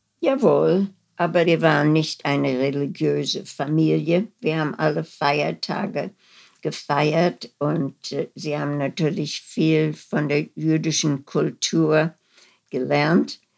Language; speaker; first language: German; early bilingual, heritage; German